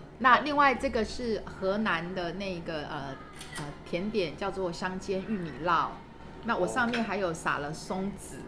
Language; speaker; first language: Chinese; native; Chinese